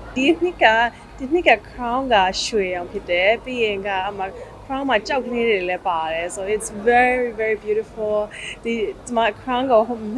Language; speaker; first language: Burmese; native; Burmese